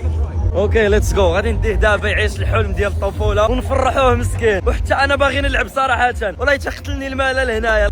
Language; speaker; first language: Arabic; native; Arabic